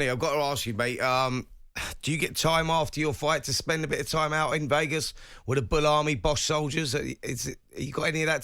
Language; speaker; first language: English; native; English